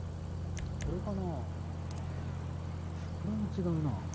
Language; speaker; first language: Japanese; native; Japanese